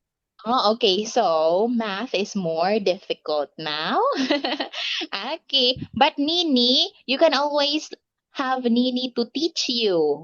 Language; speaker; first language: English; non-native, local second language; Filipino